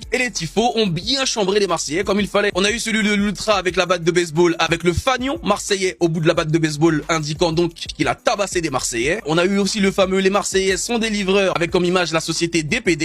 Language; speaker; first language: French; native; French